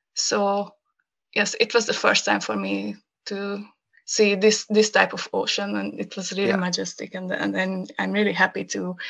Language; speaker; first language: English; non-native, learner; Hungarian